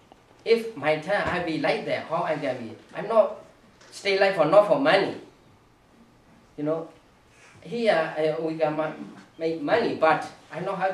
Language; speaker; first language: English; non-native, learner; Burmese